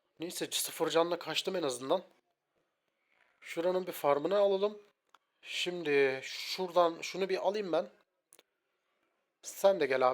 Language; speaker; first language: Turkish; native; Turkish